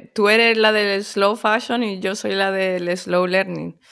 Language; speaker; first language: Spanish; early bilingual, other home language; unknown